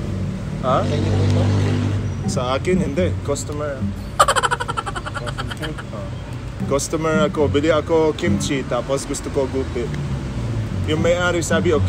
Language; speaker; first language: Filipino; non-native, learner; Arabic